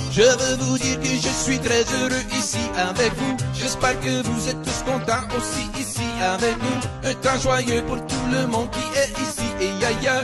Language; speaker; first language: French; non-native, fluent; English